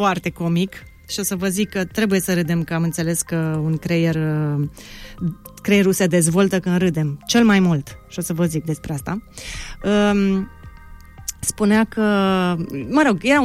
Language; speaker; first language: Romanian; native; Romanian